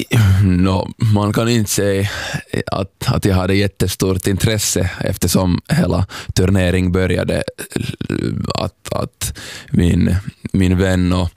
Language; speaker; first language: Swedish; non-native, local second language; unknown